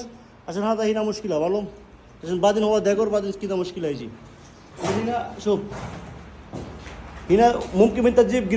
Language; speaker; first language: Arabic; non-native, learner; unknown